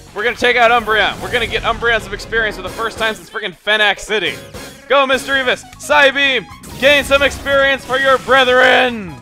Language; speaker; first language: English; native; English